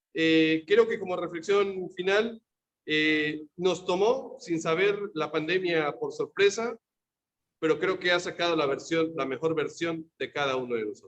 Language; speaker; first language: Spanish; native; Spanish